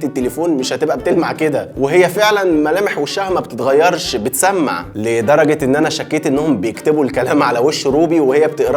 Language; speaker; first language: Arabic; native; Arabic